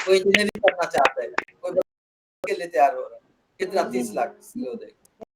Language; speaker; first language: Hindi; non-native, local second language; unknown